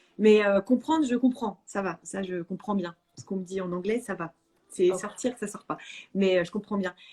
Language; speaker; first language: French; native; French